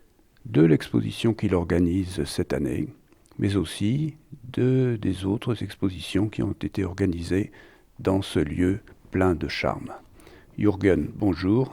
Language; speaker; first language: French; native; French